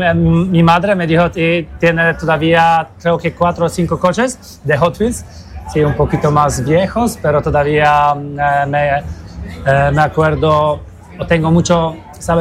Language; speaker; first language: Spanish; non-native, learner; Polish